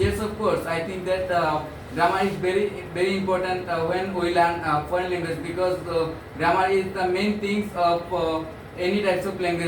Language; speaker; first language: English; non-native, learner; Bangla